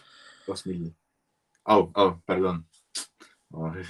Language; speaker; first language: Spanish; non-native, learner; English